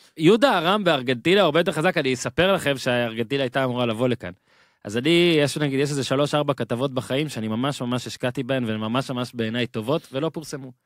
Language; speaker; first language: Hebrew; native; Hebrew